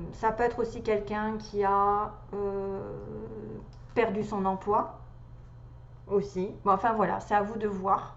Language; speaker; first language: French; native; French